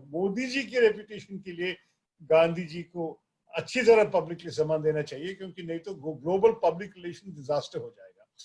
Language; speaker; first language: Hindi; non-native, local second language; Malayalam